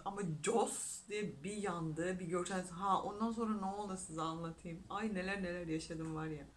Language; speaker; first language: Turkish; non-native, fluent; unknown